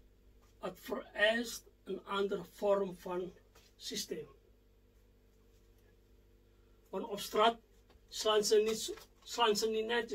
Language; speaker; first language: Dutch; non-native, fluent; Indonesian